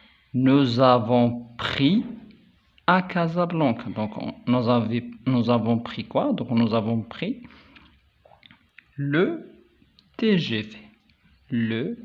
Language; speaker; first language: French; non-native, local second language; Arabic